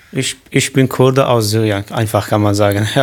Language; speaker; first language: German; non-native, learner; Kurdish